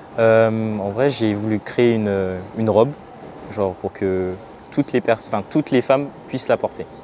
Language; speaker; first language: French; native; French